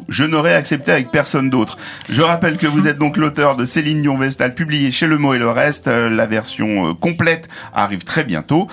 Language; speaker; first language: French; native; French